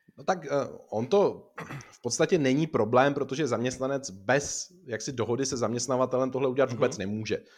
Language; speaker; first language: Czech; native; Czech